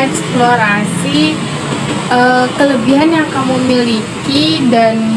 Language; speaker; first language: Indonesian; native; Indonesian